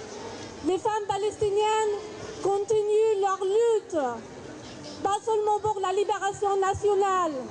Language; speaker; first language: French; non-native, fluent; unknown